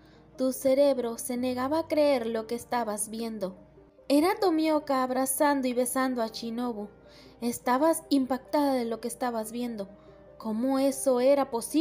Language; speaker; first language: Spanish; native; Spanish